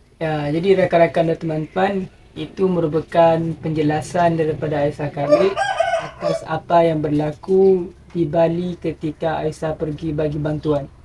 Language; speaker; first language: Malay; native; Malay